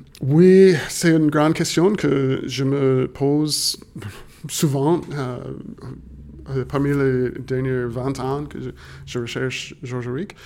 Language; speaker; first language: French; non-native, fluent; English